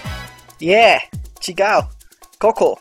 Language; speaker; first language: Japanese; non-native, learner; Spanish